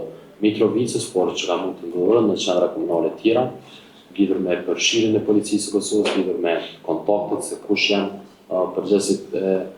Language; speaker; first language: Albanian; native; Albanian